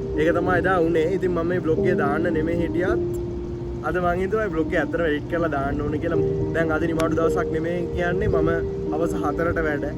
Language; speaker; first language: Sinhala; native; Sinhala